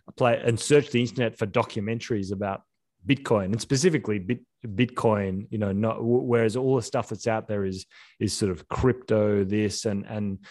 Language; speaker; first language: English; native; English